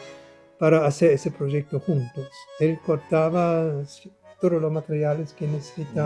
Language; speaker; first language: Spanish; non-native, learner; German